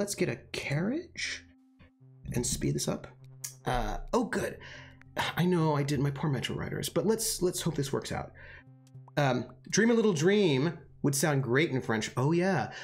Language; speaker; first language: English; native; English